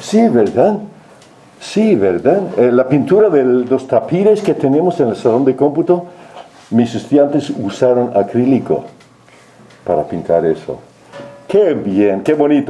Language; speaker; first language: Spanish; non-native, fluent; English